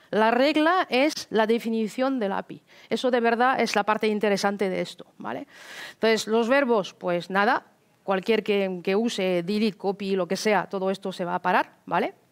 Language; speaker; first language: Spanish; non-native, fluent; French